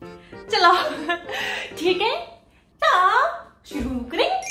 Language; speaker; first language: Hindi; non-native, fluent; Japanese